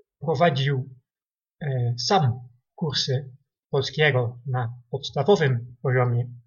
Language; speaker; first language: Polish; non-native, learner; Dutch